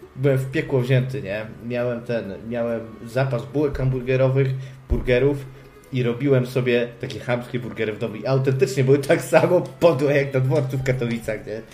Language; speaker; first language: Polish; native; Polish